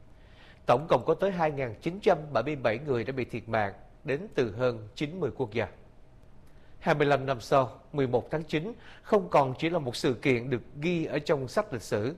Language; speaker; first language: Vietnamese; native; Vietnamese